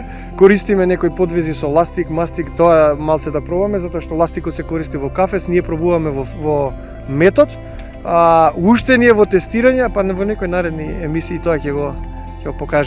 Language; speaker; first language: Macedonian; native; Macedonian